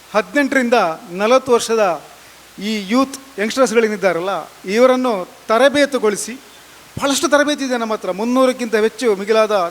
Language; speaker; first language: Kannada; native; Kannada